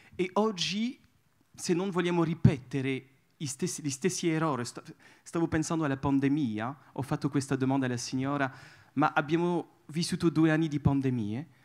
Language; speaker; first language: Italian; non-native, fluent; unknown